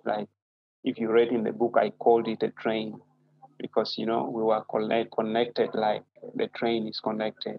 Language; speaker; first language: English; non-native, local second language; Acoli